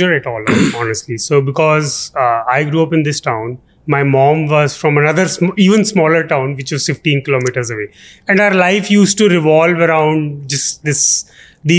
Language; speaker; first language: English; non-native, local second language; Punjabi